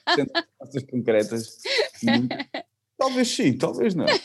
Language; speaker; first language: Portuguese; native; Portuguese